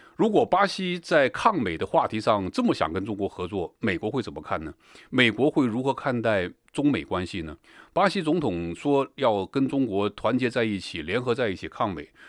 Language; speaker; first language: Chinese; native; Chinese